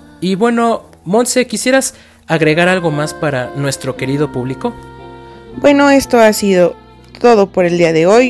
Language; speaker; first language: Spanish; native; Spanish